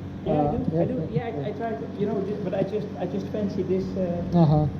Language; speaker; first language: English; non-native, fluent; Dutch